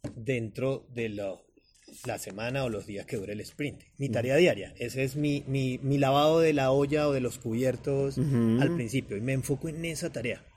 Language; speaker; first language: Spanish; native; Spanish